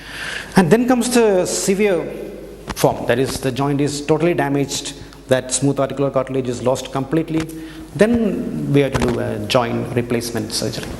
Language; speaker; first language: English; non-native, local second language; Malayalam